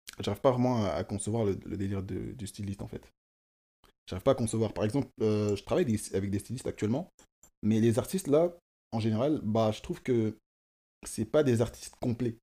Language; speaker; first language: French; early bilingual, other home language; Kongo